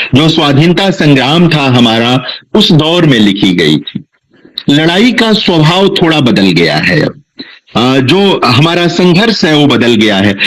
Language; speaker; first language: Hindi; non-native, local second language; Bhojpuri